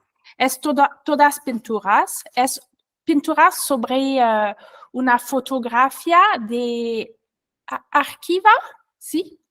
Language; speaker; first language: Spanish; non-native, learner; French